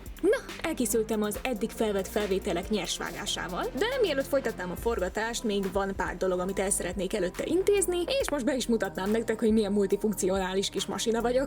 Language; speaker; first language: Hungarian; native; Hungarian